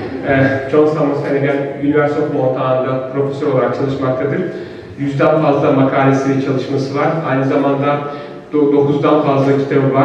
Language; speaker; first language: Turkish; native; Turkish